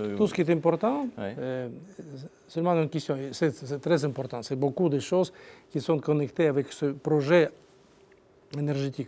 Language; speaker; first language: French; non-native, learner; Russian